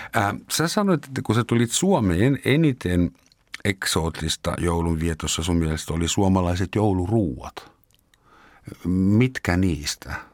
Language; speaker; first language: Finnish; non-native, fluent; German